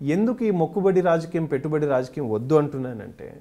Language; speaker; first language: Telugu; native; Telugu